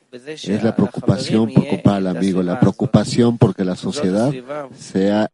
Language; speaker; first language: Spanish; native; Spanish